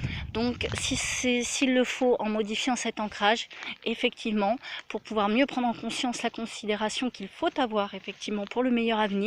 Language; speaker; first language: French; native; French